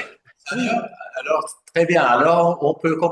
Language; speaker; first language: French; non-native, fluent; Spanish